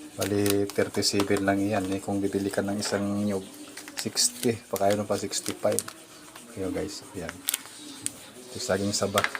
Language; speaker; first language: Filipino; non-native, local second language; Cebuano